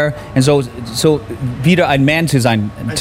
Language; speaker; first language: German; non-native, fluent; English